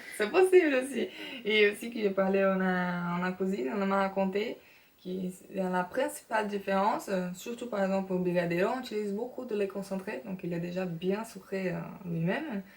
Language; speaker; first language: French; non-native, fluent; Portuguese